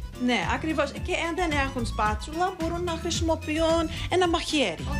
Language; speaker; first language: Greek; early bilingual, heritage; Greek